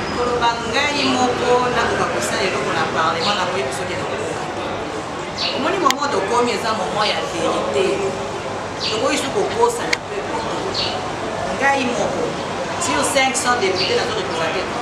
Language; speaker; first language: Lingala; native; Lingala